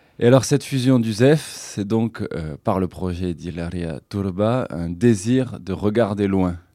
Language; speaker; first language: French; native; French